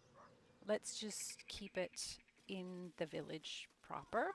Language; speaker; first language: English; native; English